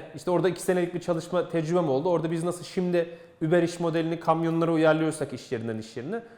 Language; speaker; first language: Turkish; native; Turkish